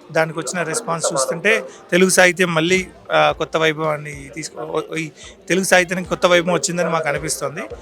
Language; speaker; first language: Telugu; native; Telugu